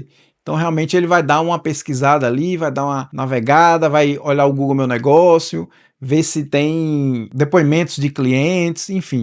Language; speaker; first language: Portuguese; native; Portuguese